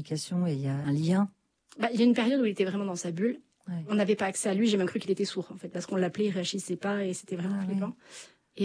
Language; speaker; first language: French; native; French